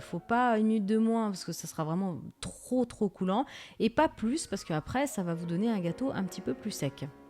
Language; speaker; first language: French; native; French